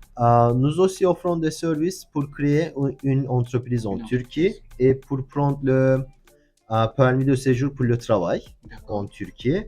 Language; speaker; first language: French; non-native, learner; Turkish